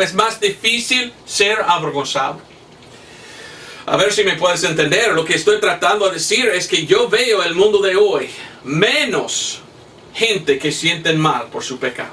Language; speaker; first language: Spanish; non-native, fluent; English